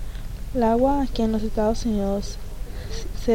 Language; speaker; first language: Spanish; early bilingual, heritage; Spanish